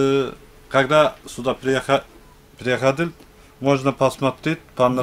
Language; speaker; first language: Russian; non-native, learner; Turkish